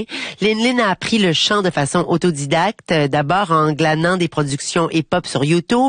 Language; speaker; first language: French; native; French